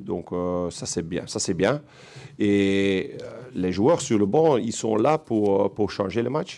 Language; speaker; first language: French; non-native, local second language; Dutch